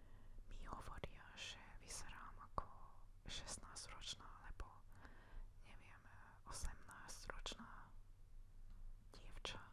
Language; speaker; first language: Slovak; non-native, local second language; Hungarian